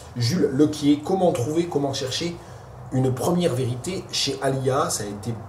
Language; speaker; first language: French; native; French